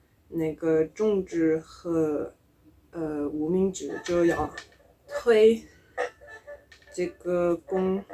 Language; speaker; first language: Chinese; non-native, learner; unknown